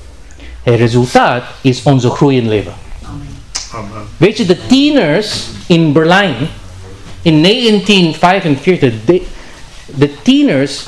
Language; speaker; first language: Dutch; non-native, learner; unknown